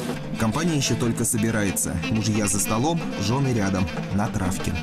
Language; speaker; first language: Russian; native; Russian